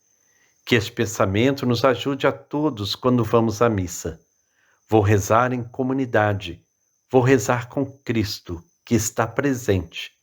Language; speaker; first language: Portuguese; native; Portuguese